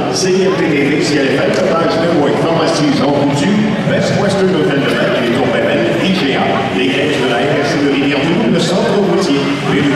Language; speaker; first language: French; native; French